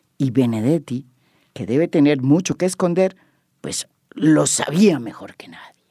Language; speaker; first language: Spanish; native; Spanish